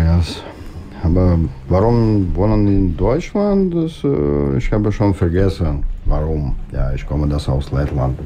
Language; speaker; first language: German; non-native, learner; Russian